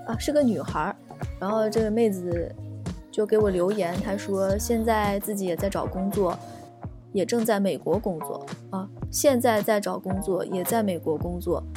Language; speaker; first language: Chinese; native; Chinese